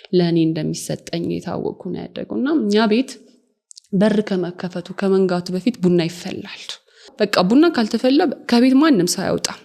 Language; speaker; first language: Amharic; native; Amharic